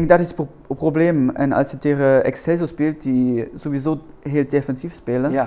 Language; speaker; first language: Dutch; non-native, learner; German